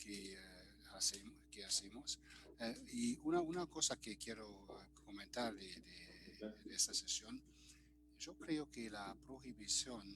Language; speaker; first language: Spanish; non-native, fluent; German